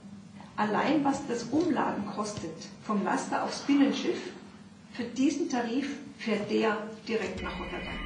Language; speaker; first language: German; native; German